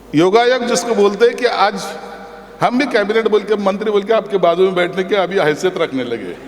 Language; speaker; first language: Hindi; non-native, local second language; Marathi